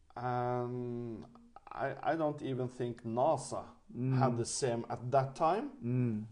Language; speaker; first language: English; non-native, fluent; Norwegian